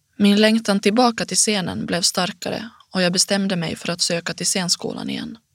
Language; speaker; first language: Swedish; native; Swedish